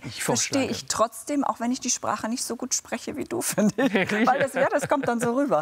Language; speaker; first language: German; native; German